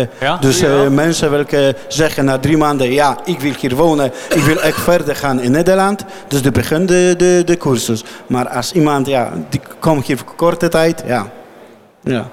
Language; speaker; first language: Dutch; non-native, learner; Polish